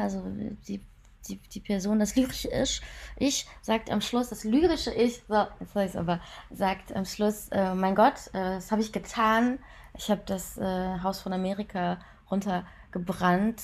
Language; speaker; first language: German; native; German